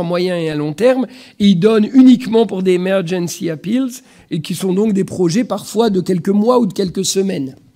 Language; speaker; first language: French; native; French